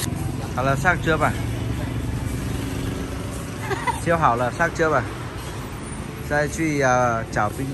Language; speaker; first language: Chinese; non-native, fluent; Vietnamese